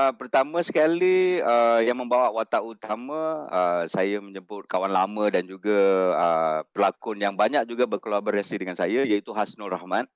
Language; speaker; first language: Malay; native; Malay